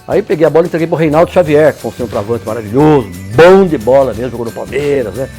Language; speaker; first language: Portuguese; native; Portuguese